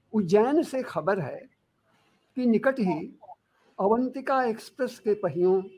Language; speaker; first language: Hindi; native; Hindi